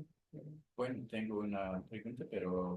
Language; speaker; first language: Spanish; non-native, fluent; English